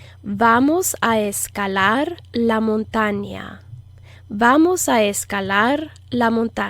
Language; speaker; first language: Spanish; non-native, fluent; English